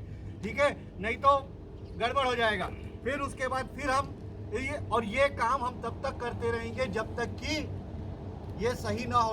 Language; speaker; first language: Hindi; native; Hindi